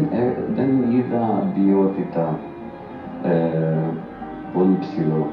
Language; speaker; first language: Greek; non-native, fluent; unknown